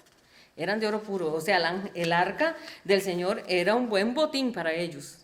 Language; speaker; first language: Spanish; native; Spanish